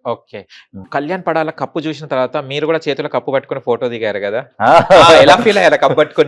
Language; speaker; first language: Telugu; native; Telugu